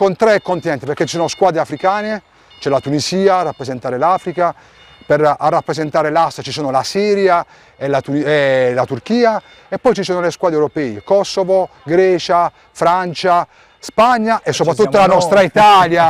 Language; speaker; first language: Italian; native; Italian